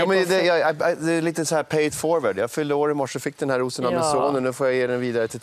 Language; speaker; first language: Swedish; native; Swedish